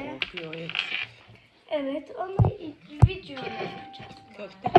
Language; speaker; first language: Turkish; early bilingual, heritage; Turkish